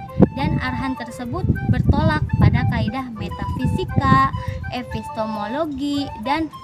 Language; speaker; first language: Indonesian; native; Indonesian